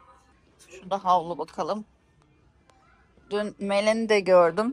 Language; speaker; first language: Turkish; native; Turkish